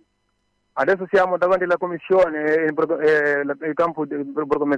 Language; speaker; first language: Italian; non-native, learner; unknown